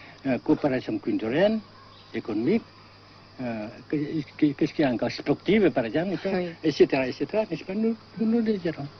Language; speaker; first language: French; non-native, fluent; Vietnamese